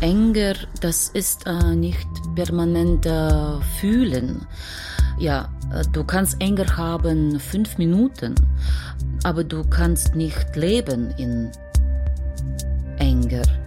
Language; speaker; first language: German; non-native, learner; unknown